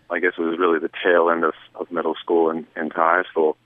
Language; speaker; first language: English; native; English